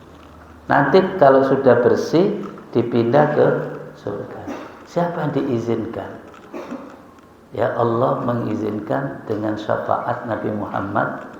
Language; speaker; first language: Indonesian; native; Indonesian